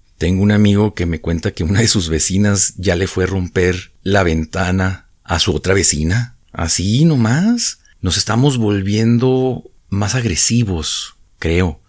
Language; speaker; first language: Spanish; native; Spanish